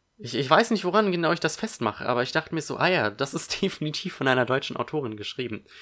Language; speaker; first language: German; native; German